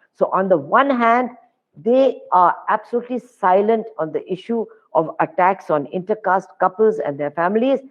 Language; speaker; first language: English; non-native, local second language; Hindi